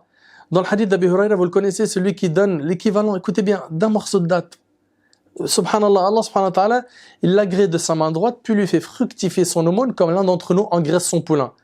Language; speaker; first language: French; native; French